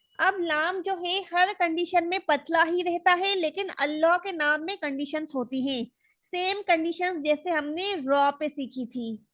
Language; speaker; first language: Urdu; native; Urdu